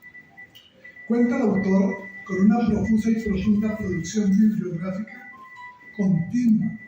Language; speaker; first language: Spanish; native; Spanish